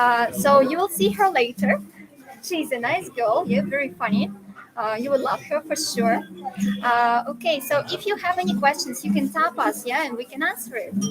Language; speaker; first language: English; non-native, fluent; Russian